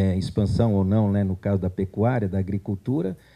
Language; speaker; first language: Portuguese; native; Portuguese